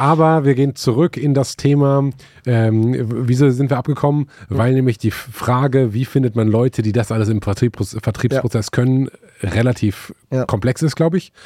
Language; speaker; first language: German; native; German